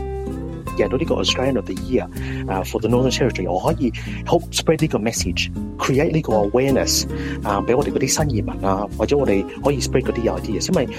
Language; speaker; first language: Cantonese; early bilingual, heritage; Cantonese